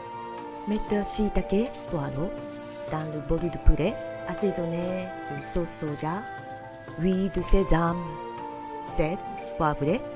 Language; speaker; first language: French; non-native, learner; Japanese